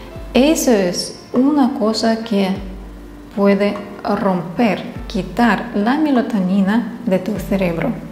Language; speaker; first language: Spanish; non-native, fluent; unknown